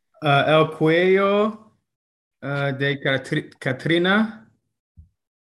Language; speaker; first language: Spanish; non-native, learner; English